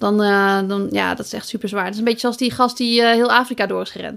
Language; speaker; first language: Dutch; native; Dutch